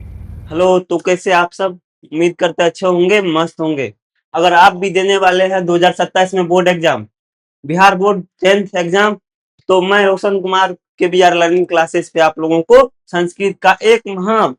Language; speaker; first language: Hindi; native; Hindi